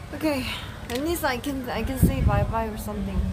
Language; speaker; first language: English; non-native, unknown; Korean